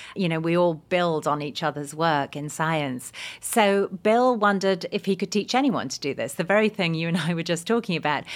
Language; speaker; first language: English; native; English